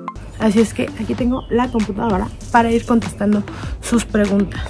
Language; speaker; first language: Spanish; native; Spanish